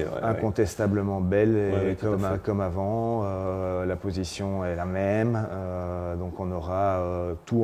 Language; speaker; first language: French; native; French